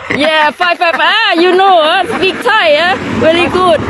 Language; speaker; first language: English; non-native, learner; Thai